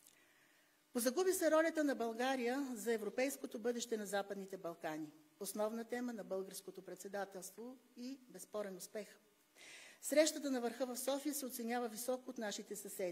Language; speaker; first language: Bulgarian; native; Bulgarian